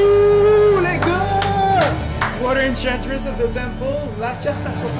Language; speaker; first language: French; native; French